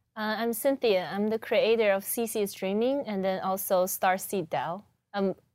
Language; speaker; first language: English; early bilingual, other home language; Chinese